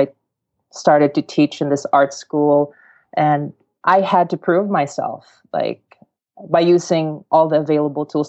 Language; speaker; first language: English; non-native, local second language; Cebuano